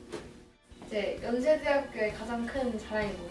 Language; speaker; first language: Korean; native; Korean